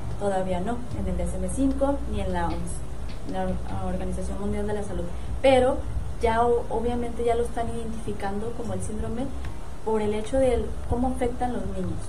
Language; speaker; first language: Spanish; native; Spanish